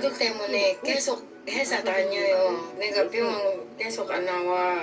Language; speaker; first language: Korean; non-native, learner; Filipino